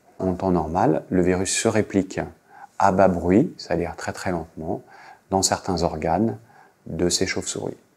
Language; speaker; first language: French; native; French